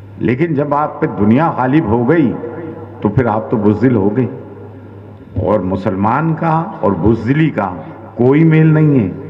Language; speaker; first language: Urdu; native; Urdu